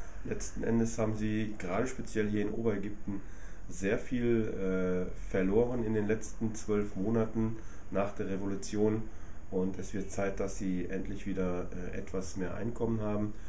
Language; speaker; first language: German; native; German